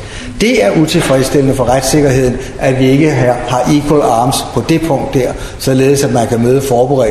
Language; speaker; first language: Danish; native; Danish